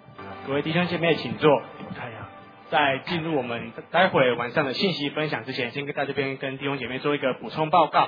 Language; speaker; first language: Chinese; native; Chinese